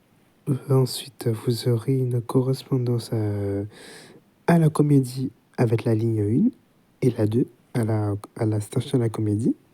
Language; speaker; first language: French; native; French